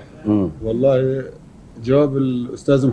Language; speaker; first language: Arabic; native; Arabic